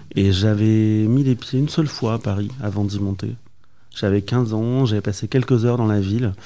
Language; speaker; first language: French; native; French